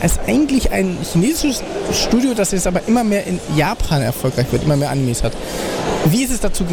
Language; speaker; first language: German; native; German